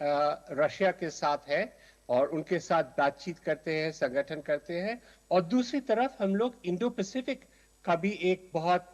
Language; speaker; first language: Hindi; native; Hindi